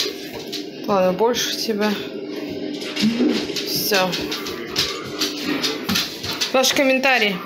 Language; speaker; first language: Russian; native; Russian